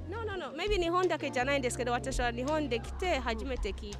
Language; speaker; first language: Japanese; non-native, learner; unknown